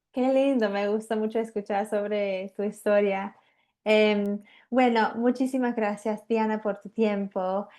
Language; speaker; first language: Spanish; non-native, fluent; English